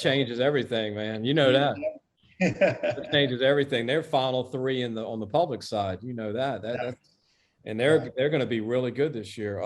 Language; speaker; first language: English; native; English